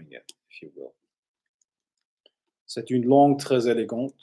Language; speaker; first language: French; non-native, learner; English